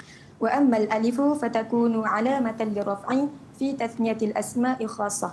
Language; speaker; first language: Arabic; non-native, learner; Malay